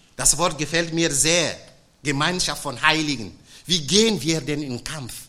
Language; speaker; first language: German; non-native, fluent; French